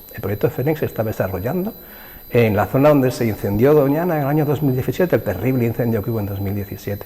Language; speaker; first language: Spanish; native; Spanish